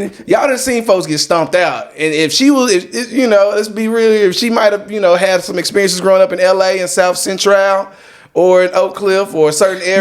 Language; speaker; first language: English; native; English